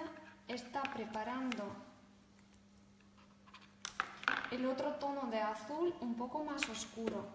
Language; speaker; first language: Spanish; non-native, fluent; Russian